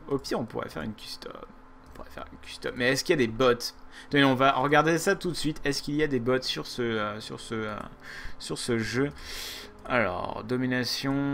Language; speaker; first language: French; native; French